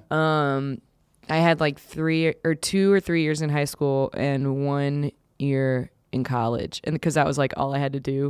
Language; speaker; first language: English; native; English